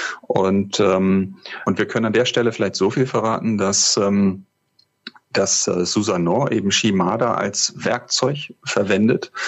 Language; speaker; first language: German; native; German